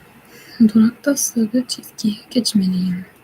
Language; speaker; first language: Turkish; non-native, learner; English